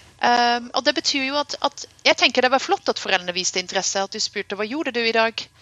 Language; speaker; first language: Norwegian; non-native, fluent; Dutch